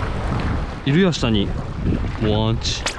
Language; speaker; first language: Japanese; native; Japanese